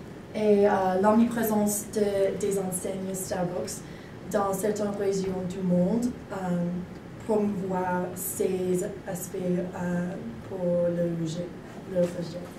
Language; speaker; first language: French; non-native, learner; English